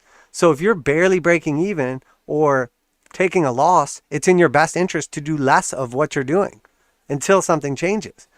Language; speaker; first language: English; native; English